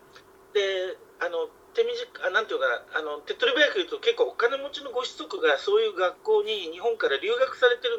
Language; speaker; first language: Japanese; native; Japanese